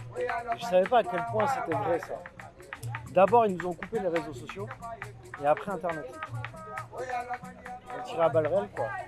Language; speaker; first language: French; native; French